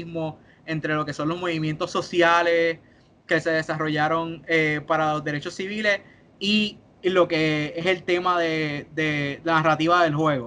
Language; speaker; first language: Spanish; native; Spanish